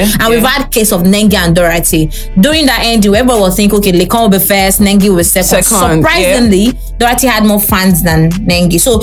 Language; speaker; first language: English; non-native, local second language; Igbo